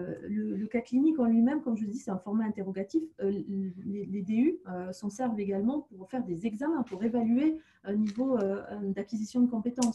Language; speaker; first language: French; native; French